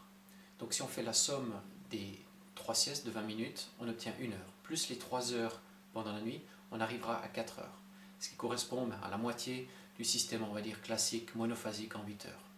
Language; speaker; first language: French; native; French